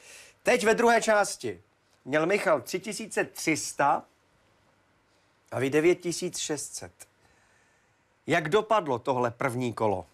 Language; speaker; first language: Czech; native; Czech